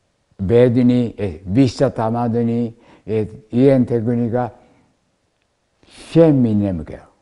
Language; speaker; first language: Hungarian; non-native, learner; Japanese